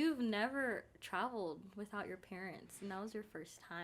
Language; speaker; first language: English; native; English